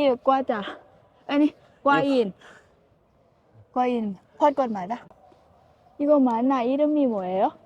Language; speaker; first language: Korean; non-native, learner; Thai